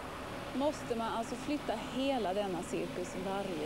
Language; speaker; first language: Swedish; native; Swedish